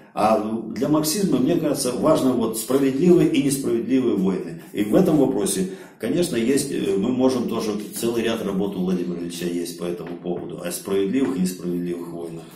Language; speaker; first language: Russian; native; Russian